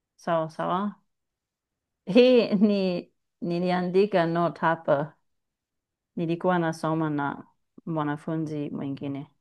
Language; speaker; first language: Swahili; non-native, fluent; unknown